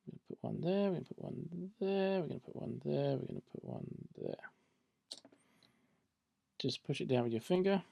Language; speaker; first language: English; native; English